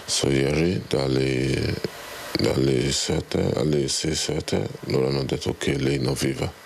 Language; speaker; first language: Italian; non-native, learner; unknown